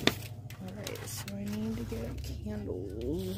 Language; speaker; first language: English; native; English